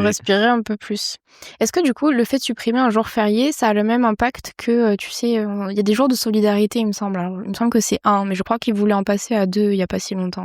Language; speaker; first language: French; native; French